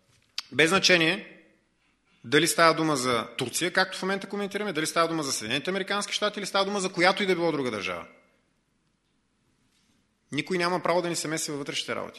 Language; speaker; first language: Bulgarian; native; Bulgarian